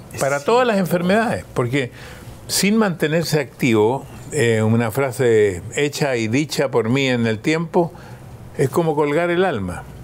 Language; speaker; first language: Spanish; early bilingual, other home language; German